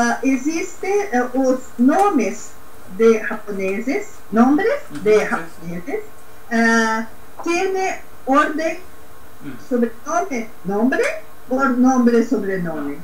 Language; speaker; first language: Spanish; non-native, learner; Portuguese